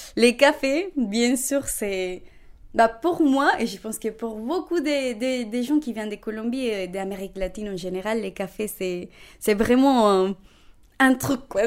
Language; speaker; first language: French; non-native, fluent; Spanish